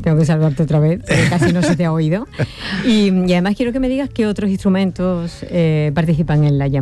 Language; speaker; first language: Spanish; native; Spanish